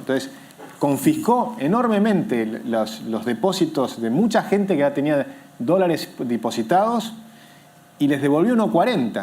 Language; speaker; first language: Spanish; native; Spanish